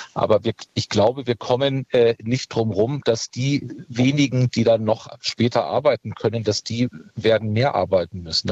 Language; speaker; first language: German; native; German